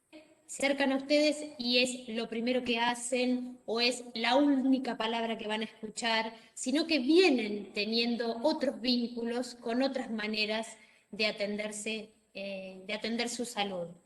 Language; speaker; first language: Spanish; native; Spanish